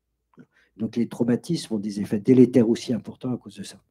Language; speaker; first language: French; native; French